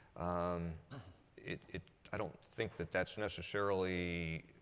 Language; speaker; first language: English; native; English